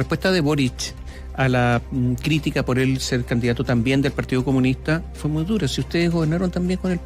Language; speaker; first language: Spanish; native; Spanish